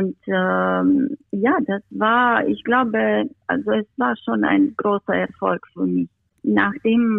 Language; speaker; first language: German; non-native, fluent; Romanian